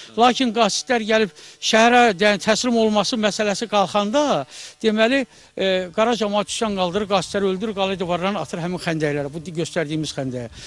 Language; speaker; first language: Azerbaijani; native; Azerbaijani